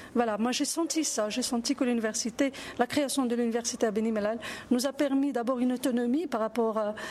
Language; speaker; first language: French; non-native, local second language; Arabic